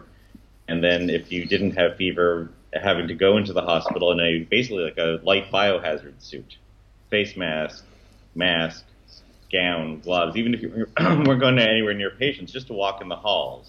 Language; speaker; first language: English; native; English